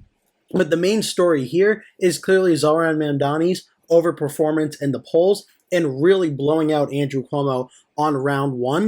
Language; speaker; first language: English; native; English